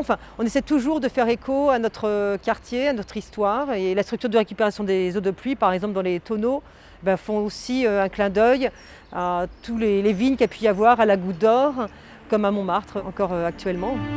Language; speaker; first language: French; native; French